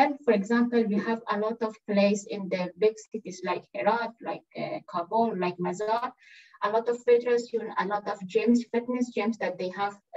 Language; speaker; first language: English; non-native, learner; Persian